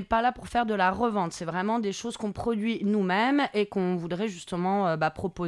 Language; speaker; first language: French; native; French